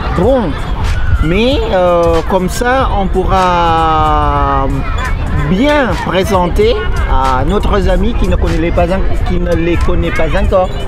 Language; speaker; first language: French; non-native, fluent; Balinese